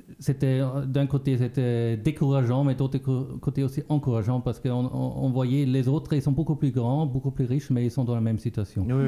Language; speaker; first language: French; non-native, local second language; Luxembourgish